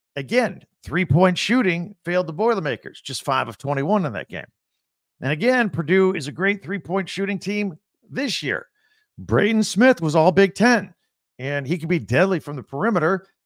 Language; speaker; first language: English; native; English